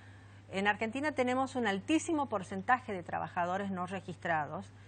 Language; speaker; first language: Spanish; native; Spanish